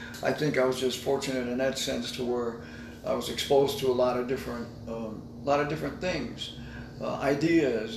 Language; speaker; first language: English; native; English